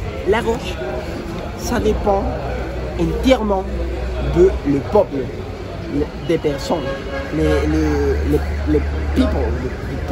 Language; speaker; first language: French; non-native, learner; Spanish